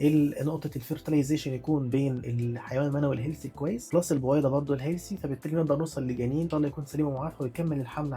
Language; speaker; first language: Arabic; native; Arabic